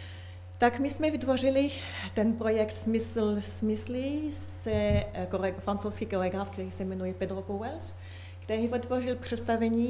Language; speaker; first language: Czech; non-native, learner; French